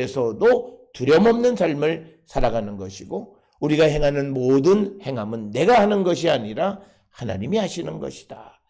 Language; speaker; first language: Korean; native; Korean